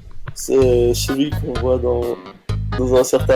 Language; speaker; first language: French; native; French